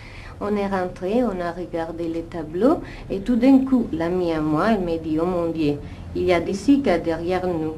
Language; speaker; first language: French; non-native, fluent; Italian